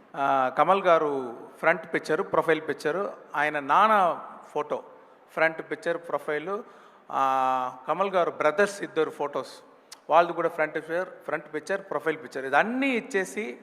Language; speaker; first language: Telugu; non-native, learner; Tamil